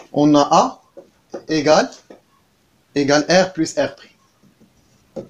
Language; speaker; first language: French; non-native, local second language; Arabic